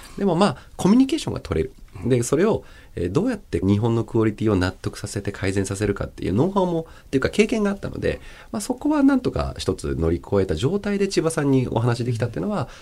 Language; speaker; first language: Japanese; early bilingual, other home language; Chinese